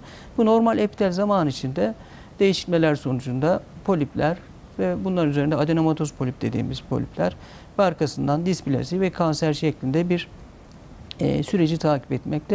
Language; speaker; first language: Turkish; native; Turkish